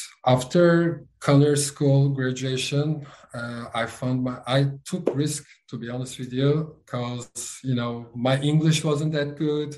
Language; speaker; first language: English; non-native, fluent; Turkish